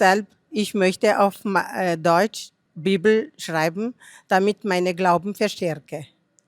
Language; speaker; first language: German; non-native, fluent; Malayalam